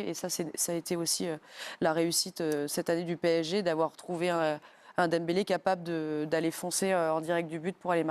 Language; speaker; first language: French; native; French